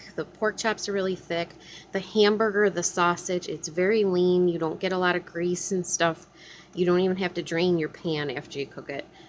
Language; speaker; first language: English; native; English